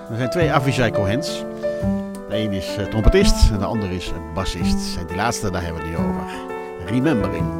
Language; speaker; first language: Dutch; native; Dutch